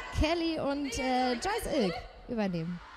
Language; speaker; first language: German; native; German